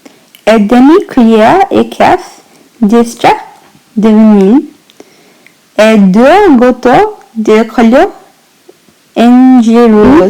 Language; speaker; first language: French; non-native, learner; English